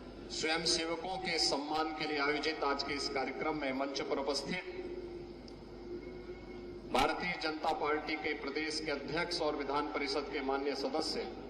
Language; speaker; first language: Hindi; native; Hindi